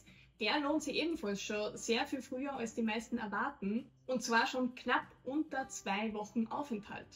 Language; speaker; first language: German; native; German